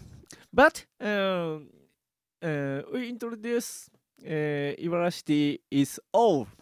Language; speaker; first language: English; non-native, learner; Japanese